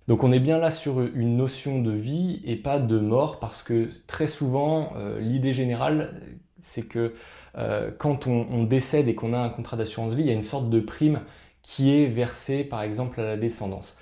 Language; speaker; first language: French; native; French